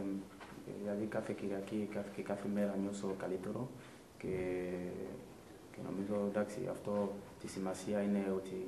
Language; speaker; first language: Greek; non-native, fluent; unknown